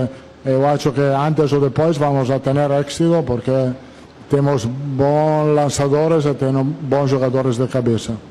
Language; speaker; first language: Portuguese; non-native, learner; Italian